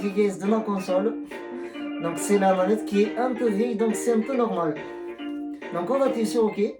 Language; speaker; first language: French; native; French